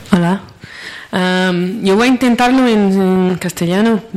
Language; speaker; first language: Spanish; non-native, learner; Portuguese